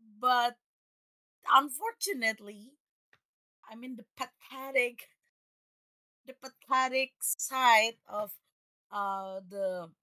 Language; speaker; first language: English; non-native, fluent; Indonesian